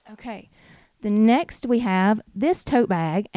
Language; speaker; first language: English; native; English